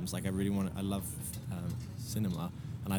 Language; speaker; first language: English; native; English